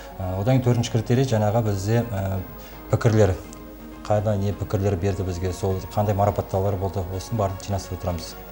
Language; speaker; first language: Kazakh; native; Kazakh